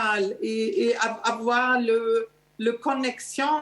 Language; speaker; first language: French; non-native, learner; German